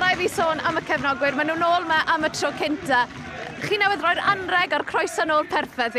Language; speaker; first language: Welsh; native; Welsh